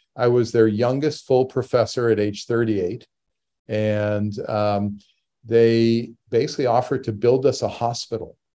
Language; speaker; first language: English; native; English